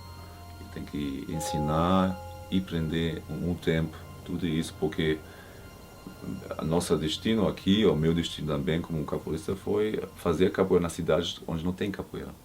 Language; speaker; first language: Portuguese; non-native, learner; German